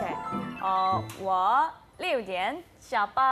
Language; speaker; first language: Chinese; non-native, learner; Korean